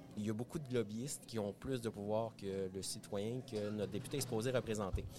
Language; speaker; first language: French; native; French